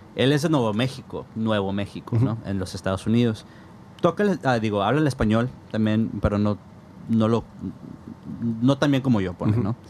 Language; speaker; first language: Spanish; early bilingual, heritage; Spanish